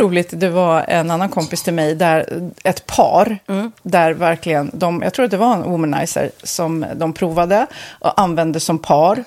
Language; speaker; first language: Swedish; native; Swedish